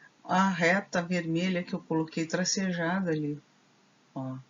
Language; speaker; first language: Portuguese; native; Portuguese